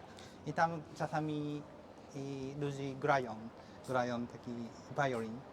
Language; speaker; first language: Polish; non-native, learner; Japanese